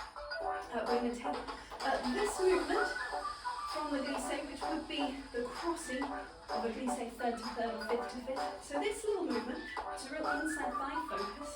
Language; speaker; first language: English; native; English